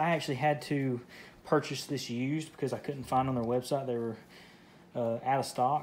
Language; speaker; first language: English; native; English